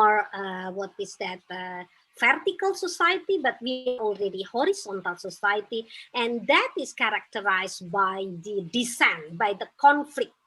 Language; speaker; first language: English; non-native, fluent; Indonesian